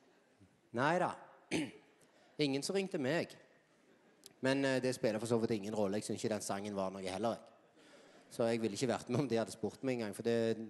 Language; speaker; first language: Norwegian; native; Norwegian